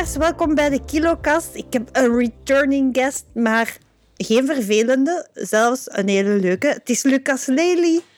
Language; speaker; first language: Dutch; native; Dutch